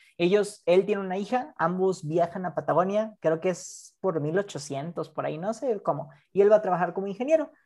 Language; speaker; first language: Spanish; native; Spanish